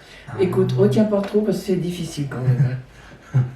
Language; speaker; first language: French; native; French